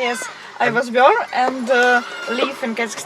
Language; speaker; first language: English; non-native, learner; Russian